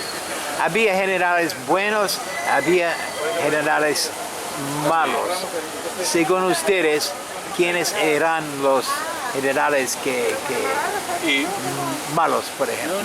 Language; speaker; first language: Spanish; non-native, fluent; French